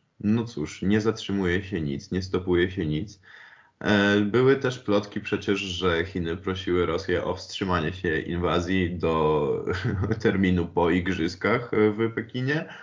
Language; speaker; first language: Polish; native; Polish